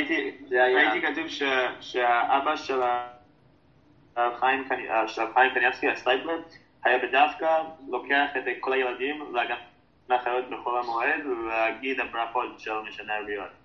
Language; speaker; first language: Hebrew; non-native, fluent; English